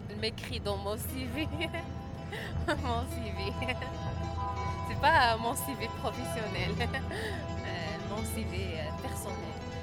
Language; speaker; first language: French; non-native, learner; Arabic